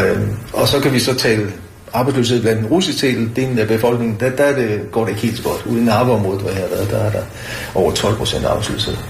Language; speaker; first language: Danish; native; Danish